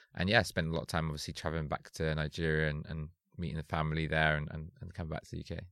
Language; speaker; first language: English; native; English